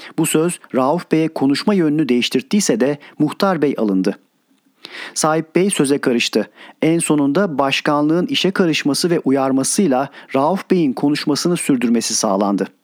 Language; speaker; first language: Turkish; native; Turkish